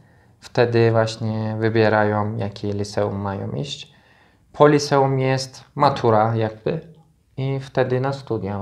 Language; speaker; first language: Polish; non-native, learner; Turkish